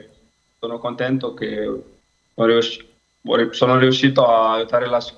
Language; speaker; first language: Italian; non-native, fluent; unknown